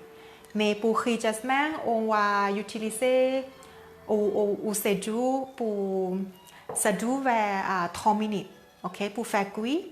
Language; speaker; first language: French; non-native, learner; Thai